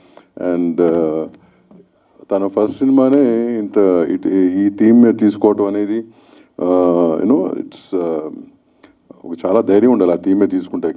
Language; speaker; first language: Telugu; native; Telugu